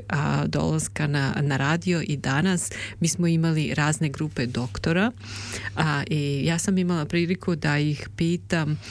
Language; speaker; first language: Serbian; native; Serbian